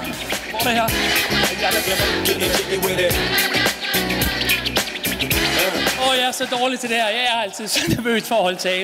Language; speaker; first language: Danish; native; Danish